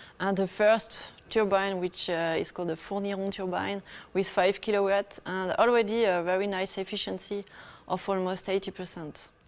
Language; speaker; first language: English; non-native, fluent; French